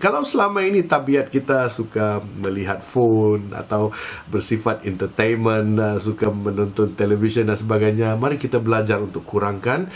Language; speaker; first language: Malay; non-native, local second language; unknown